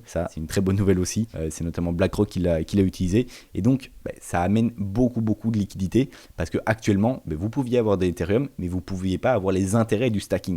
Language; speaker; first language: French; native; French